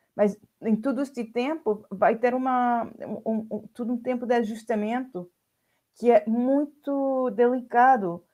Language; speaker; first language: Portuguese; non-native, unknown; Spanish